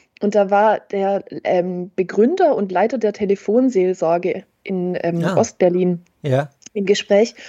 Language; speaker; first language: German; native; German